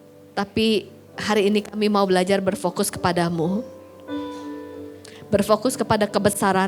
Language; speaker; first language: Indonesian; native; Indonesian